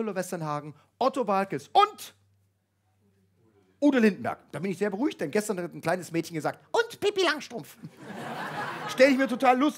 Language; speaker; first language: German; native; German